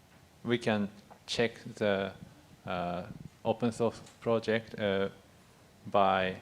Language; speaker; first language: English; non-native, fluent; Japanese